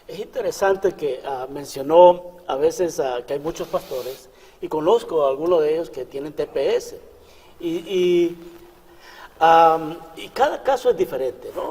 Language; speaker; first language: Spanish; native; Spanish